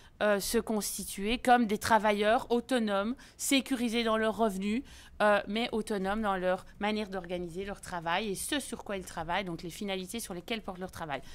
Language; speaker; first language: French; native; French